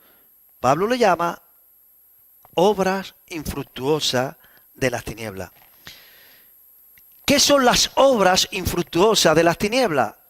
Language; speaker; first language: Spanish; native; Spanish